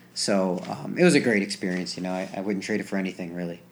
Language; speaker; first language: English; native; English